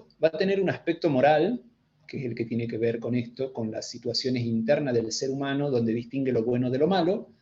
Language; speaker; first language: Spanish; native; Spanish